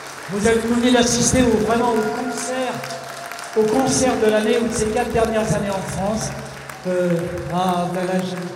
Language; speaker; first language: French; native; French